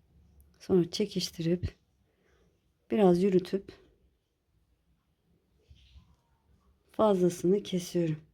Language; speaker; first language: Turkish; native; Turkish